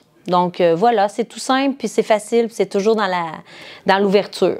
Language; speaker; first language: French; native; French